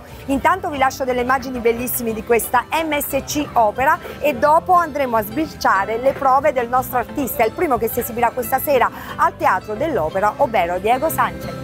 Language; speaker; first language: Italian; native; Italian